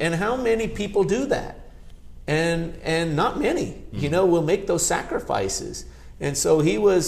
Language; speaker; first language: English; early bilingual, other home language; Gujarati